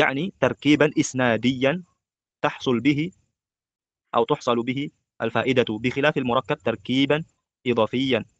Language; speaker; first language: Arabic; non-native, fluent; Indonesian